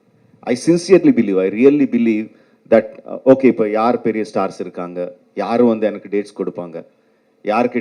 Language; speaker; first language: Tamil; non-native, local second language; Telugu